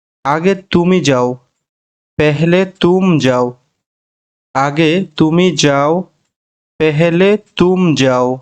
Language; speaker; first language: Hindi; non-native, fluent; Bangla